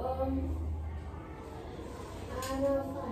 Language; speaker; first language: English; non-native, learner; Vietnamese